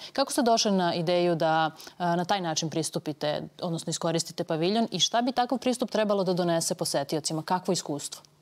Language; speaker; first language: Serbian; native; Serbian